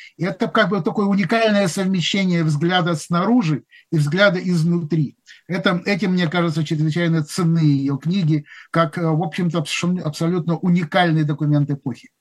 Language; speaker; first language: Russian; native; Russian